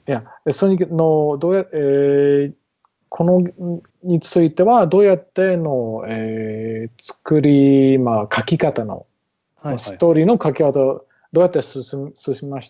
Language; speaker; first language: Japanese; non-native, learner; English